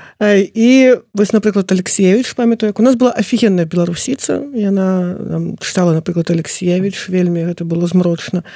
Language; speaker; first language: Belarusian; native; Belarusian